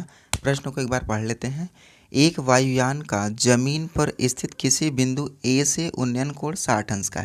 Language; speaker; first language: Hindi; native; Hindi